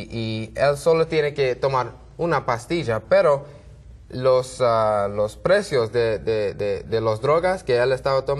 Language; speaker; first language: Spanish; non-native, learner; English